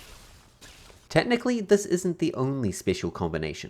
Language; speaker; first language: English; native; English